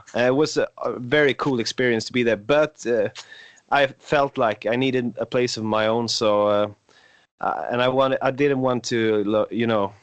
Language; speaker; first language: English; non-native, fluent; Swedish